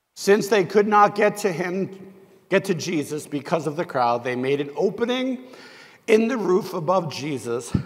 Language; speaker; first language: English; native; English